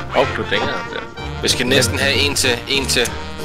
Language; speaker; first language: Danish; native; Danish